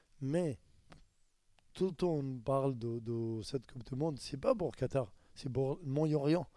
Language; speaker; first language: French; non-native, learner; Arabic